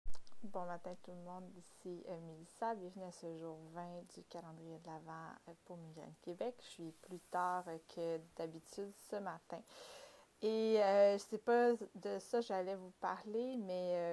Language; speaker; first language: French; native; French